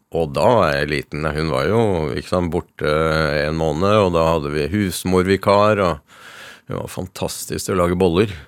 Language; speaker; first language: Norwegian; early bilingual, other home language; Yiddish